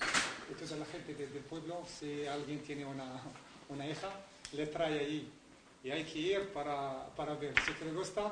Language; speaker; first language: Spanish; non-native, learner; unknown